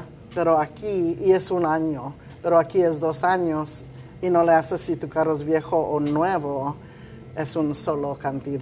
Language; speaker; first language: Spanish; early bilingual, heritage; Spanish